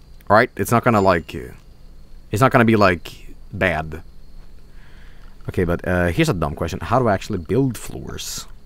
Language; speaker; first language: English; non-native, fluent; Swedish